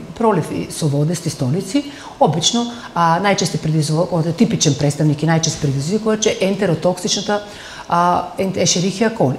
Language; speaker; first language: Macedonian; native; Macedonian